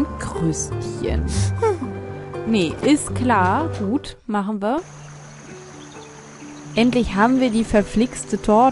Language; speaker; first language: German; native; German